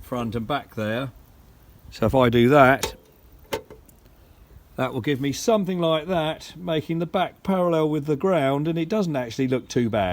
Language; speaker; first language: English; native; English